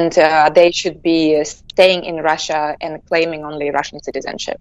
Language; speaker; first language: English; non-native, fluent; Kyrgyz